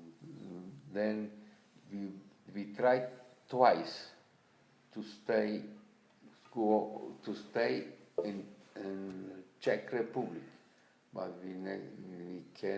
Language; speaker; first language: English; non-native, learner; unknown